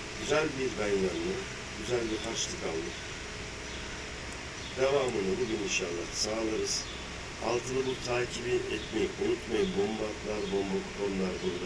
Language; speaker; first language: Turkish; native; Turkish